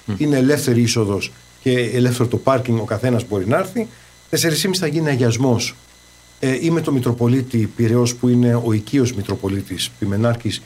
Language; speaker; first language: Greek; early bilingual, heritage; Greek